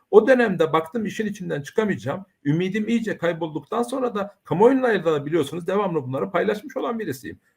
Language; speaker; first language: Turkish; early bilingual, heritage; Turkish